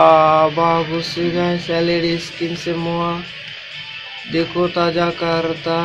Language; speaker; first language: Indonesian; non-native, learner; Bangla